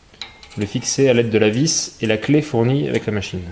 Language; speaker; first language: French; native; French